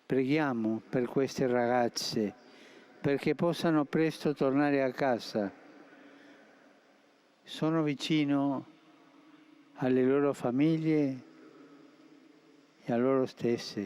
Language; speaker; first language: Italian; early bilingual, heritage; Spanish